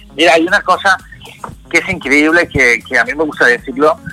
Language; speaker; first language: Spanish; early bilingual, heritage; Spanish